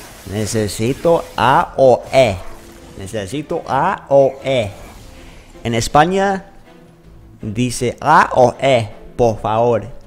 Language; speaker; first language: Spanish; non-native, learner; English